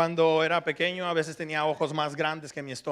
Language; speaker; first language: Spanish; early bilingual, heritage; Spanish